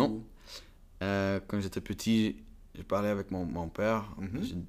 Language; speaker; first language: French; non-native, learner; Dutch